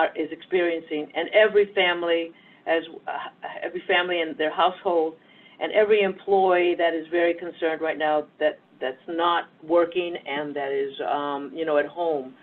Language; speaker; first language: English; early bilingual, other home language; Spanish